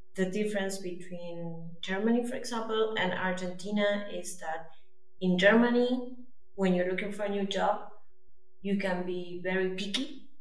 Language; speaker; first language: English; non-native, fluent; Spanish